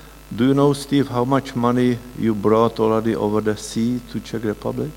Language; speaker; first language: English; non-native, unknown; Czech